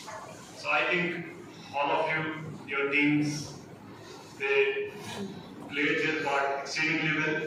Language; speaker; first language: English; non-native, local second language; Telugu